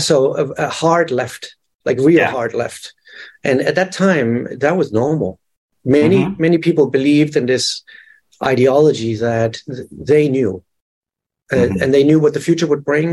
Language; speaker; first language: English; non-native, fluent; Danish